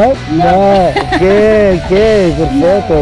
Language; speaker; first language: Spanish; non-native, learner; Portuguese